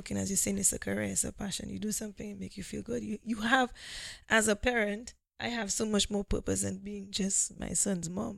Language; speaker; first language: English; native; English